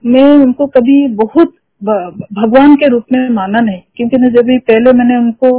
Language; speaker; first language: Hindi; non-native, local second language; Odia